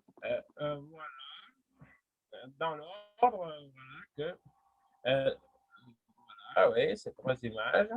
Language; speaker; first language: French; non-native, fluent; Russian